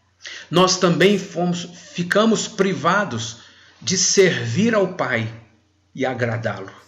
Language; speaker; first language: Portuguese; native; Portuguese